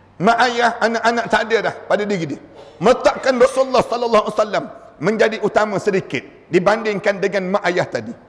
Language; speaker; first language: Malay; native; Malay